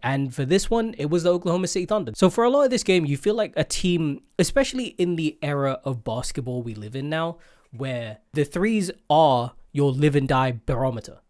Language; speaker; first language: English; native; English